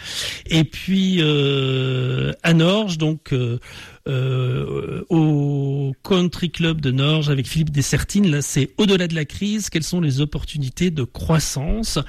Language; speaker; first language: French; native; French